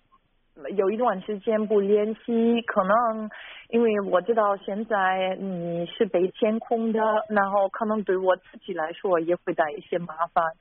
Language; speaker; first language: Chinese; non-native, fluent; German